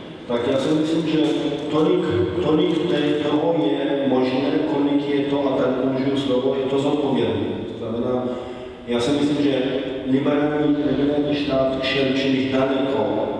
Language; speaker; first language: Czech; non-native, fluent; Polish